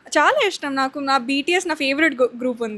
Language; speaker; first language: Telugu; non-native, learner; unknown